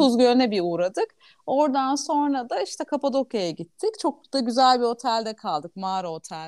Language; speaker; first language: Turkish; native; Turkish